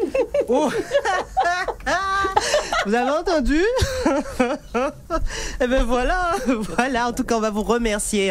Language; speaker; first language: French; native; French